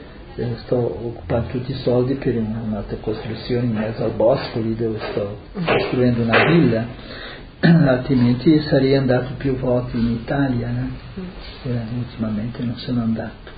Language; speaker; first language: Italian; early bilingual, heritage; Portuguese